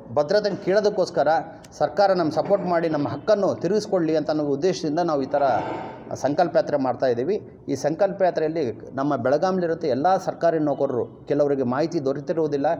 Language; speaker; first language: Kannada; native; Kannada